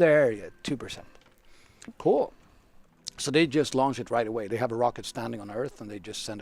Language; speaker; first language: English; non-native, fluent; Swedish